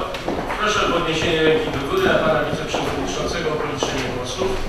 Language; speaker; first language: Polish; native; Polish